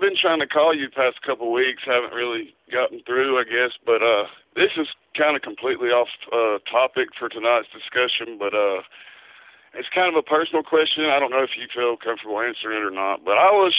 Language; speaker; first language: English; native; English